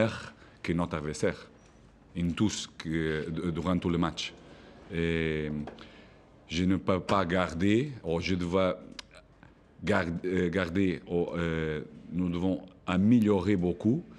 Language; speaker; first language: French; non-native, fluent; Portuguese